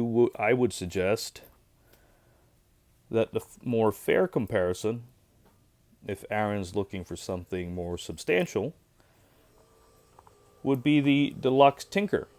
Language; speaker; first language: English; native; English